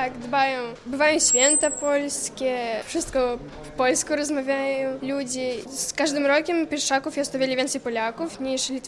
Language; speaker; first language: Polish; early bilingual, heritage; Polish